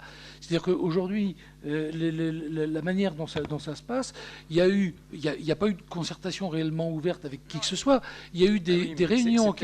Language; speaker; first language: French; native; French